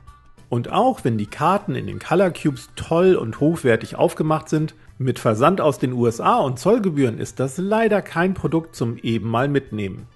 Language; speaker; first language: German; native; German